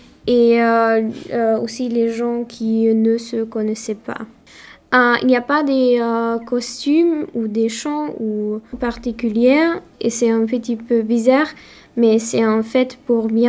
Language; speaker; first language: French; non-native, learner; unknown